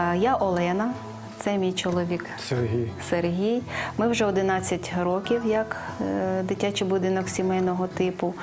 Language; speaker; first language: Ukrainian; native; Ukrainian